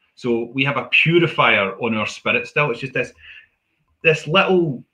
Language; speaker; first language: English; native; English